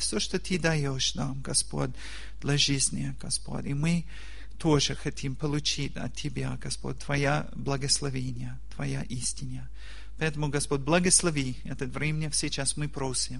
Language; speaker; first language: Russian; non-native, learner; English